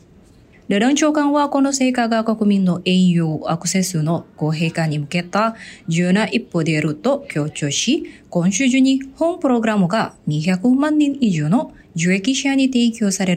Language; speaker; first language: Japanese; non-native, fluent; Indonesian